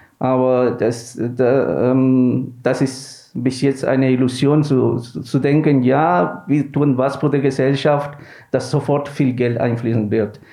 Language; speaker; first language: German; non-native, fluent; Spanish